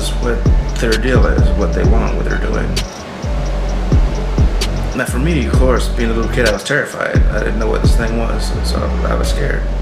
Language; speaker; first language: English; native; English